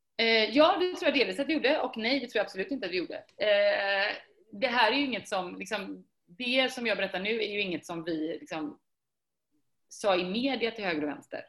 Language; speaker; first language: Swedish; native; Swedish